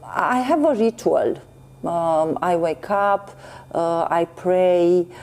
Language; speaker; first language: English; non-native, learner; Romanian